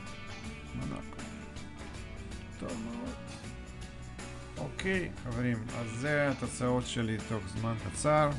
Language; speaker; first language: Hebrew; non-native, fluent; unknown